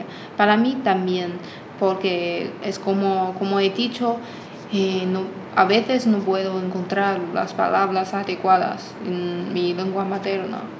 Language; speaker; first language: Spanish; non-native, fluent; Chinese